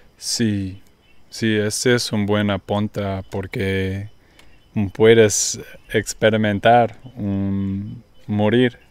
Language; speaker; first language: Spanish; non-native, learner; English